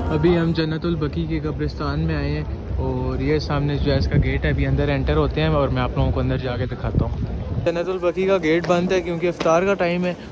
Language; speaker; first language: Urdu; non-native, local second language; Punjabi